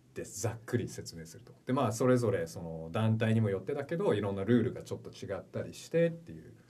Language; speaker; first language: Japanese; early bilingual, heritage; Japanese